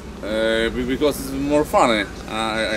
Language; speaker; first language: English; non-native, learner; Polish